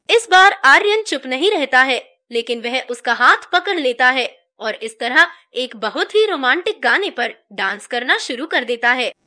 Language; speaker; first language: Hindi; native; Hindi